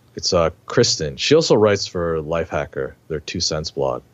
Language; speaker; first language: English; native; English